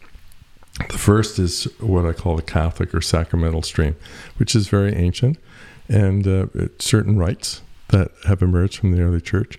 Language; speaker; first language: English; native; English